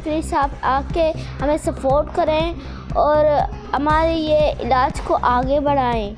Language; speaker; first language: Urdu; non-native, local second language; Baluchi